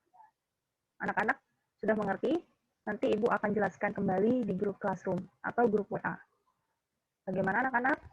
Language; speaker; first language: Indonesian; native; Indonesian